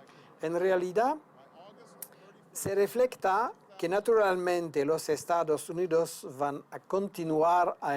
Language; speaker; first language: Spanish; non-native, fluent; French